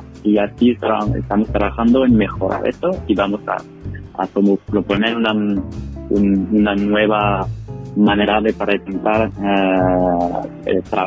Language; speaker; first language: Spanish; non-native, fluent; French